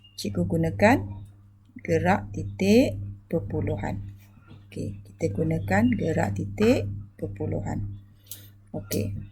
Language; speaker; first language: Malay; native; Malay